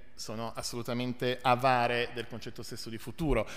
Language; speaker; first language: Italian; native; Italian